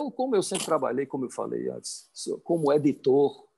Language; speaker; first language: Portuguese; native; Portuguese